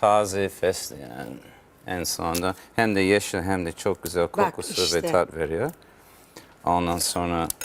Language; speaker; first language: Turkish; non-native, learner; English